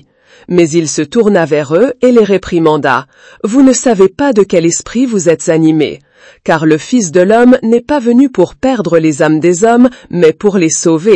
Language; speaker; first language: French; native; French